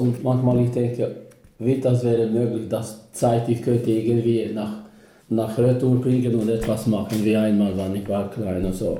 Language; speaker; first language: German; non-native, learner; Albanian